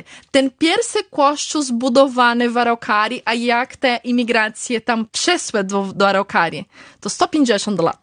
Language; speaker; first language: Polish; early bilingual, heritage; Polish